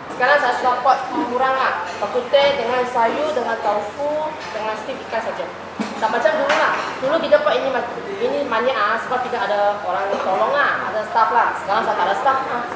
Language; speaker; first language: Malay; non-native, local second language; Chinese